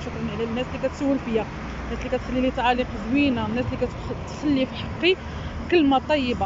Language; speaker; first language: Arabic; native; Arabic